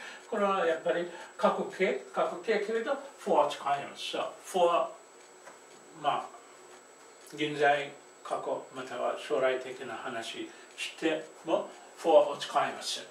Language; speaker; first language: Japanese; non-native, fluent; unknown